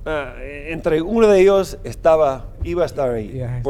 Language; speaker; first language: Spanish; non-native, fluent; English